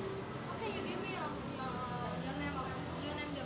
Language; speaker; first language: English; non-native, learner; Khmer